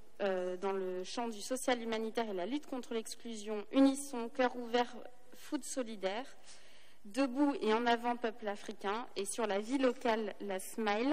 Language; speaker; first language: French; native; French